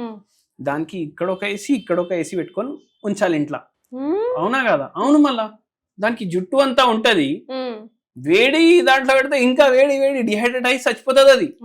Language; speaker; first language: Telugu; native; Telugu